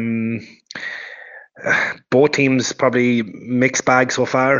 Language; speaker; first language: English; native; English